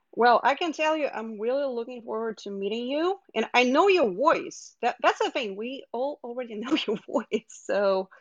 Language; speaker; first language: English; non-native, fluent; Russian